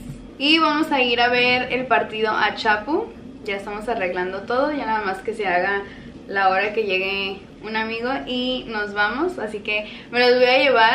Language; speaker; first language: Spanish; native; Spanish